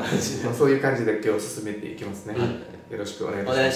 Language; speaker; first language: Japanese; native; Japanese